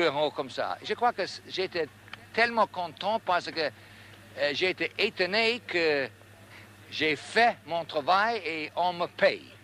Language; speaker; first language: French; non-native, fluent; English